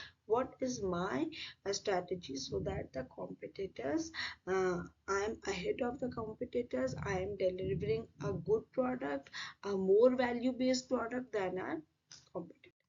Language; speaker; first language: English; non-native, local second language; Hindi